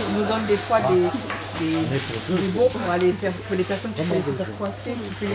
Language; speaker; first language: French; native; French